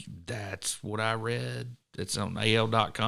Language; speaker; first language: English; native; English